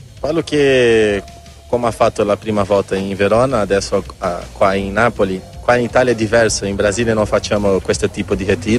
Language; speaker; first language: Italian; non-native, learner; Portuguese